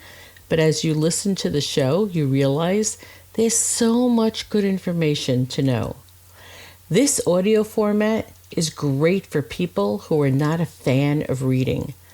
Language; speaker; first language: English; native; English